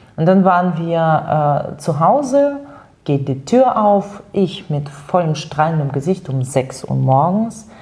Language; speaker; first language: German; non-native, fluent; Russian